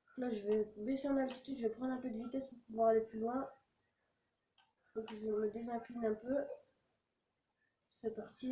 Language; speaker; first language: French; native; French